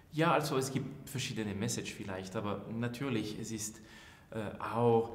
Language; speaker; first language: German; non-native, local second language; French